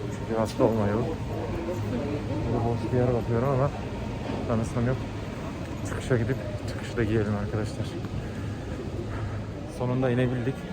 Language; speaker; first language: Turkish; native; Turkish